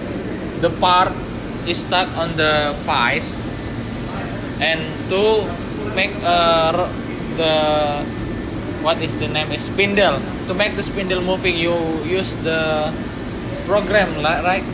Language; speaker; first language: English; non-native, learner; Indonesian